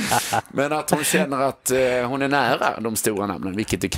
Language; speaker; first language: Swedish; native; Swedish